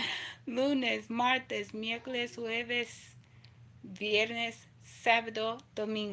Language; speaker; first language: Spanish; non-native, learner; English